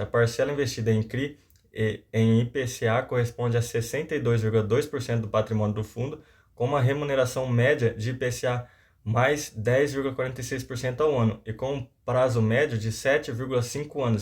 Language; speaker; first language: Portuguese; native; Portuguese